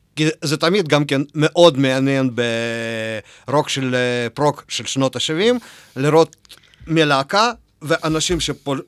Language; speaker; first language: Hebrew; non-native, fluent; Russian